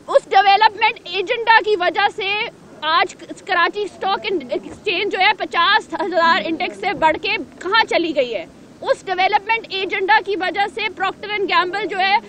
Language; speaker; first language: Urdu; non-native, local second language; Punjabi